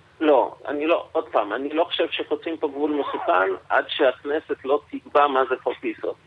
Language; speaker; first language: Hebrew; non-native, fluent; Russian